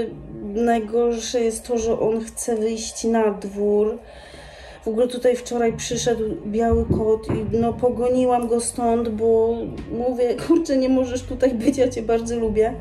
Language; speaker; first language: Polish; native; Polish